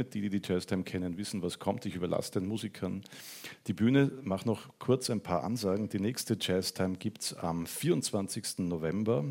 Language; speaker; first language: German; native; German